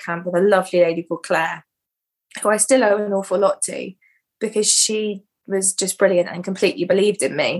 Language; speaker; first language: English; native; English